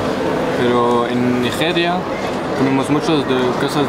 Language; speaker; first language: Spanish; non-native, learner; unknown